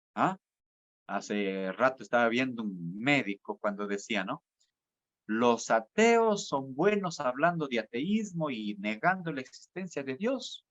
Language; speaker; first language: Spanish; native; Spanish